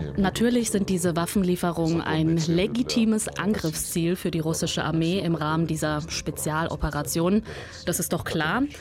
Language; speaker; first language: German; early bilingual, other home language; Russian